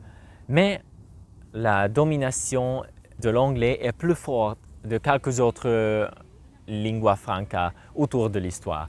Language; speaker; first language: French; non-native, learner; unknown